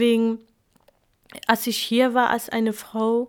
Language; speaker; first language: German; non-native, fluent; Kurdish